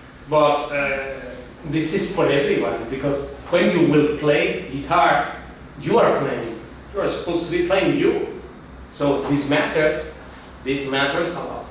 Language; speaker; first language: English; non-native, fluent; Spanish